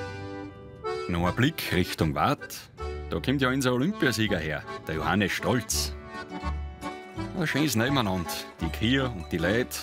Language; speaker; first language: German; native; German